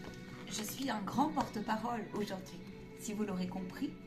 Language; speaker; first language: French; native; French